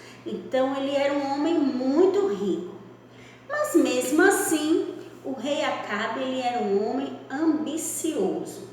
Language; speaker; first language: Portuguese; native; Portuguese